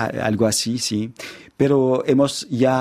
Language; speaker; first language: Spanish; non-native, fluent; French